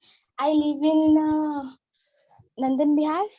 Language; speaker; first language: English; non-native, learner; Odia